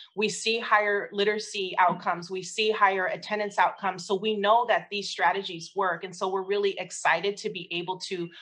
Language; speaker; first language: English; native; English